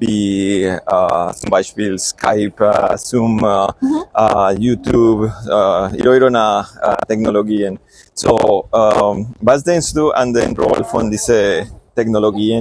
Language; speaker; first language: German; non-native, learner; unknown